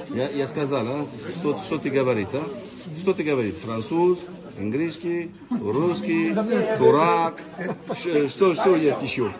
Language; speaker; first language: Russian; non-native, learner; French